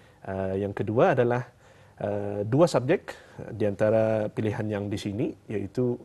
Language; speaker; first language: Malay; native; Malay